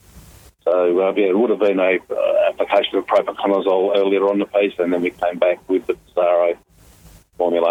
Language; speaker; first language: English; native; English